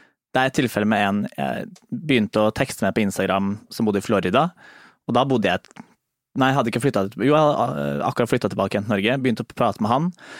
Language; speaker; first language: Norwegian; native; Norwegian